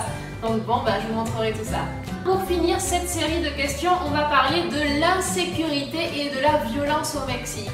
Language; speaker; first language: French; native; French